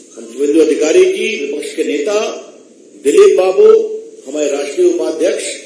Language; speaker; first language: Hindi; native; Hindi